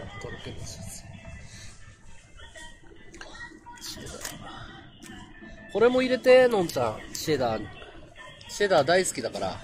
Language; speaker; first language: Japanese; native; Japanese